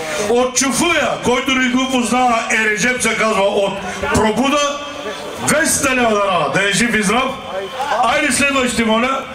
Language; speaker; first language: Bulgarian; non-native, local second language; Turkish